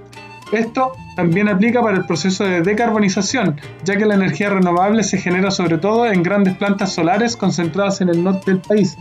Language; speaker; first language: Spanish; native; Spanish